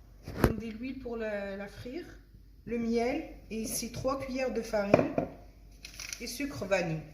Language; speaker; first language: French; non-native, local second language; Arabic